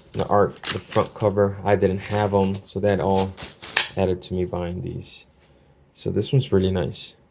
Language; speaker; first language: English; native; English